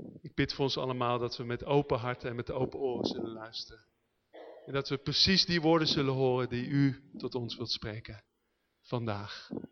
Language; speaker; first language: Dutch; native; Dutch